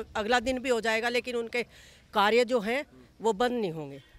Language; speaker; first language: Hindi; native; Hindi